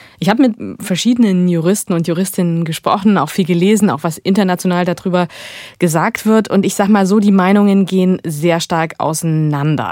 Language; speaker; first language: German; native; German